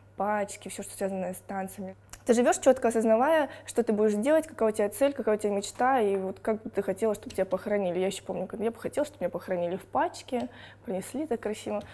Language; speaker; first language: Russian; native; Russian